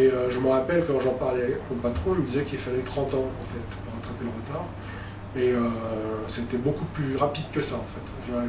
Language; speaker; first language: French; native; French